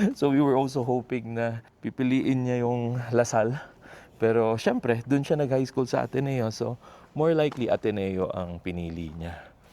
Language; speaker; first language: Filipino; non-native, local second language; Cebuano